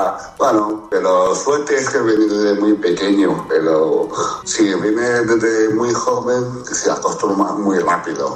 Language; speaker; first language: Spanish; non-native, fluent; Chinese